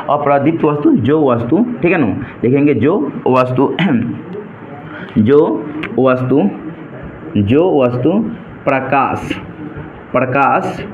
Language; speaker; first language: Hindi; native; Hindi